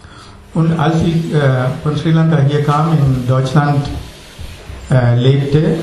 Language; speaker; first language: German; non-native, learner; Sinhala